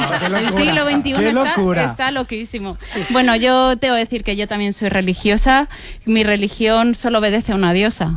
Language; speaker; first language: Spanish; native; Spanish